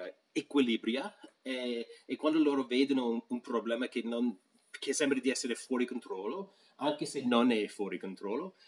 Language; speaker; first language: Italian; non-native, fluent; English